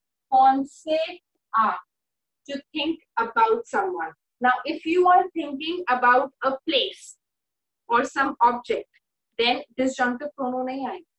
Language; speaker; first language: English; non-native, local second language; Hindi